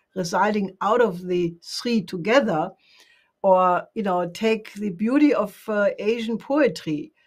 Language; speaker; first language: English; non-native, fluent; German